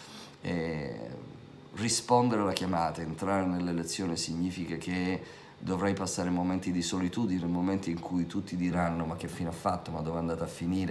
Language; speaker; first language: Italian; native; Italian